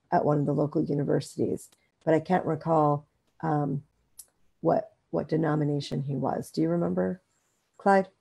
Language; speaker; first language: English; native; English